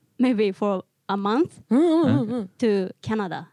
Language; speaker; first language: English; non-native, learner; Japanese